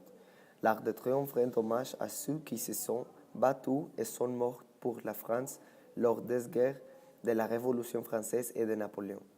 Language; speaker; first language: French; non-native, learner; Spanish